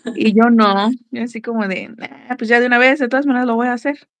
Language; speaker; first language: Spanish; native; Spanish